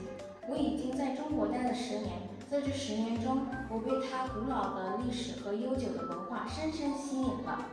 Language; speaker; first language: Chinese; early bilingual, other home language; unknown